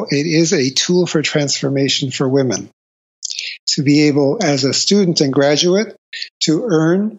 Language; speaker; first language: English; native; English